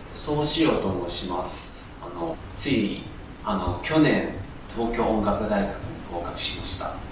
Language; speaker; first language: Japanese; non-native, fluent; Cantonese